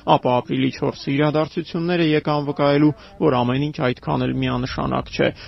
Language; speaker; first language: Armenian; native; Armenian